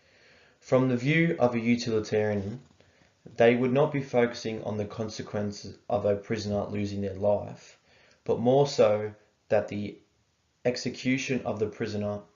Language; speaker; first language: English; native; English